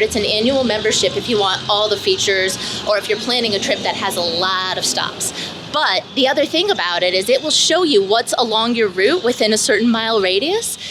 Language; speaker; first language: English; native; English